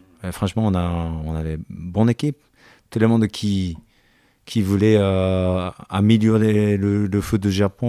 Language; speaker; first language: French; non-native, learner; Japanese